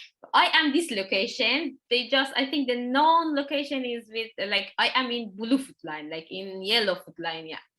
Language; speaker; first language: English; non-native, learner; Persian